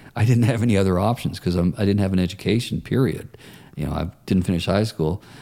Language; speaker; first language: English; native; English